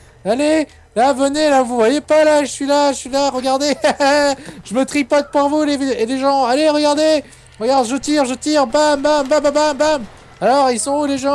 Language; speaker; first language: French; native; French